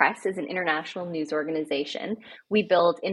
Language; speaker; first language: English; native; English